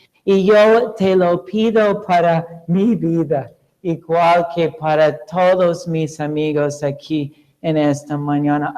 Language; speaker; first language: Spanish; non-native, fluent; English